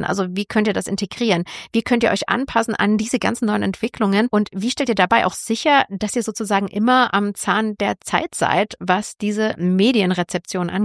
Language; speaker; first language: German; native; German